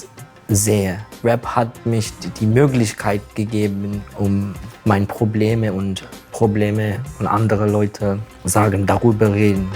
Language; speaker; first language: German; non-native, learner; Turkish